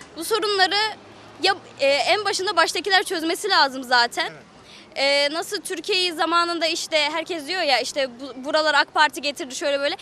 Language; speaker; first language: Turkish; native; Turkish